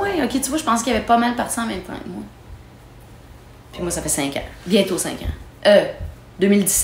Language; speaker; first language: French; native; French